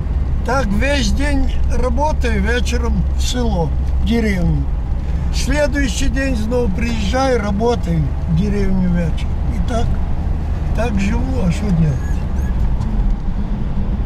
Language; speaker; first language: Russian; non-native, local second language; Ukrainian